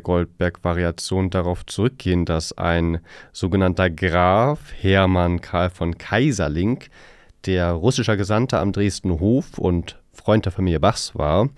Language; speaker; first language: German; native; German